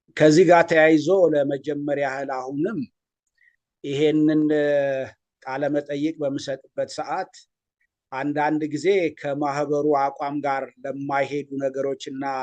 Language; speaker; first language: Amharic; non-native, local second language; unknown